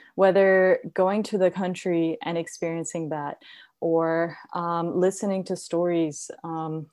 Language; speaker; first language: English; non-native, local second language; Hindi